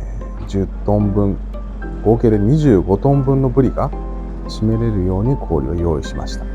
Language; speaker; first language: Japanese; native; Japanese